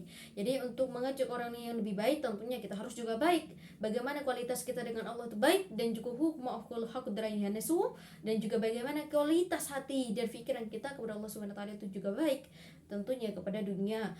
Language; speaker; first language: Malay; non-native, local second language; Madurese